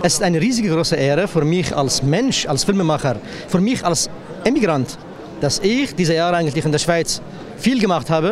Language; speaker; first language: German; non-native, fluent; Kurdish